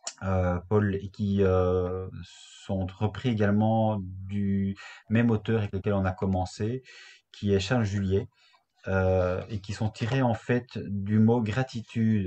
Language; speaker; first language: French; native; French